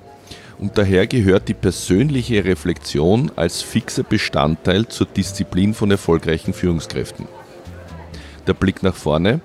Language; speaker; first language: German; native; German